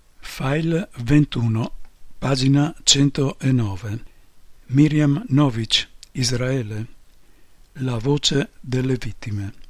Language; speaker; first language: Italian; non-native, fluent; Polish